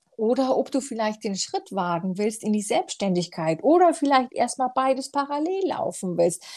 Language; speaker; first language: German; early bilingual, other home language; Romanian